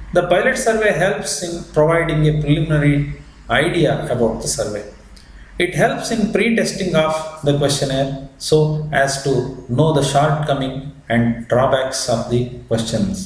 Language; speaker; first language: English; non-native, local second language; Kannada